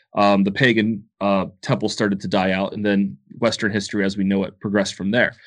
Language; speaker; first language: English; native; English